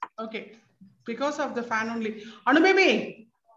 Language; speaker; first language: English; non-native, local second language; Tamil